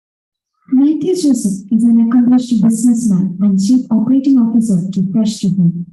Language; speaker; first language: English; non-native, local second language; Malayalam